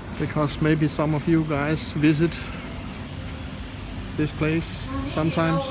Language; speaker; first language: English; non-native, fluent; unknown